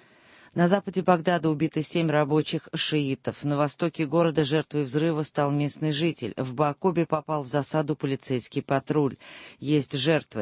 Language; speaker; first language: Russian; native; Russian